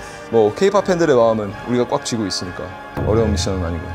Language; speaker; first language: Korean; early bilingual, heritage; Korean